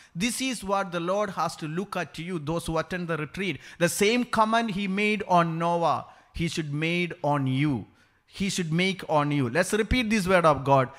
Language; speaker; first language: English; non-native, local second language; Malayalam